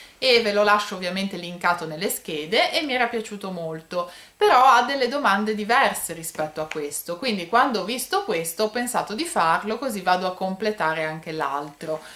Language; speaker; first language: Italian; native; Italian